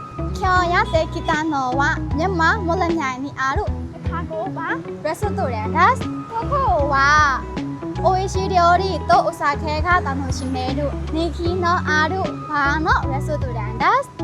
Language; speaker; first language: Japanese; non-native, learner; Burmese